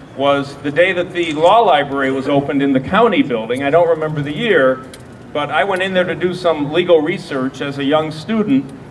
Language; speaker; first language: English; native; English